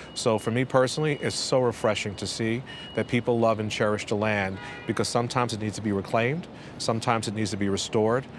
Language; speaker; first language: English; native; English